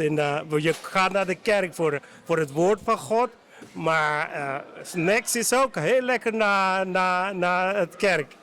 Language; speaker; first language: Dutch; non-native, local second language; Papiamento